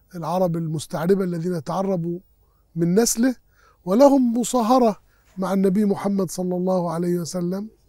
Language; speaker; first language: Arabic; native; Arabic